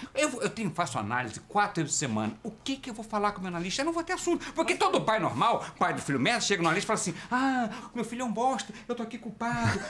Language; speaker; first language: Portuguese; native; Portuguese